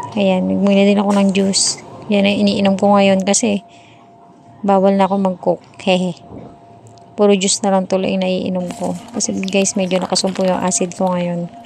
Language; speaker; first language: Filipino; native; Filipino